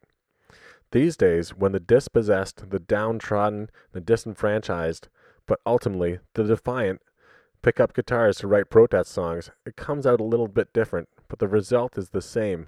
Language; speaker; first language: English; native; English